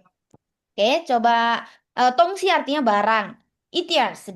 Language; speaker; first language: Indonesian; native; Indonesian